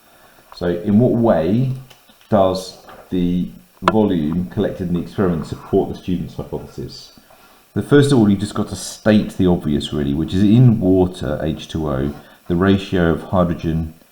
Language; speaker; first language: English; native; English